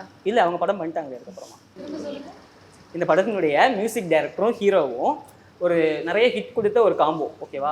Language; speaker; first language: Tamil; native; Tamil